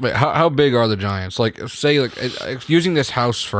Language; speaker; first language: English; native; English